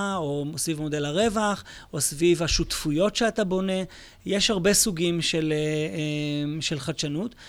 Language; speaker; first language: Hebrew; native; Hebrew